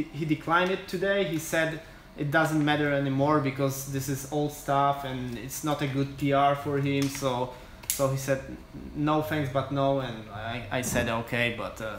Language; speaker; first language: English; non-native, fluent; Polish